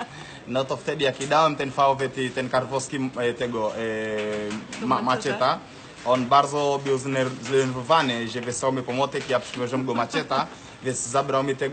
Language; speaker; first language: Polish; non-native, learner; Swahili